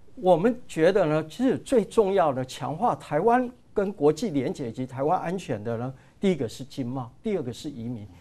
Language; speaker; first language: Chinese; native; Chinese